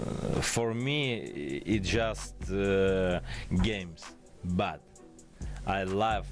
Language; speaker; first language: English; non-native, learner; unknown